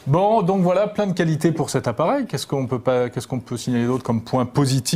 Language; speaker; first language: French; native; French